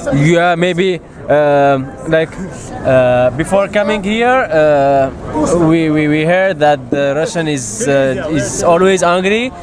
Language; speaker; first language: English; non-native, fluent; Arabic